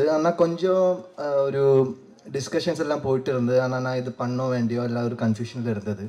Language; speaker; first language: Tamil; non-native, learner; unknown